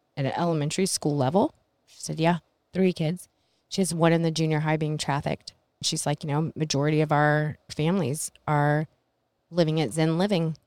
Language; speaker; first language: English; native; English